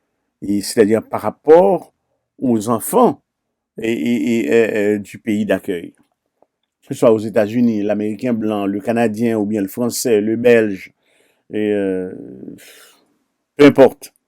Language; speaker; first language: French; non-native, local second language; Haitian Creole